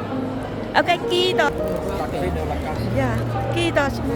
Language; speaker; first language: Finnish; non-native, learner; Vietnamese